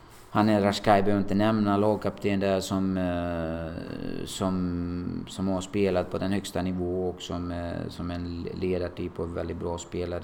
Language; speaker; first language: Swedish; non-native, fluent; Bosnian